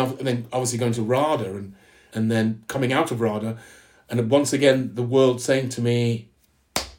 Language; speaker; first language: English; native; English